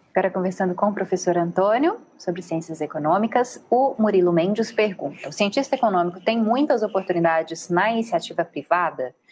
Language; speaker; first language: Portuguese; native; Portuguese